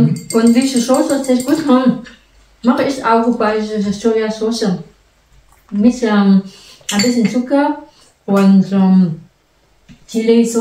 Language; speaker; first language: German; non-native, learner; Vietnamese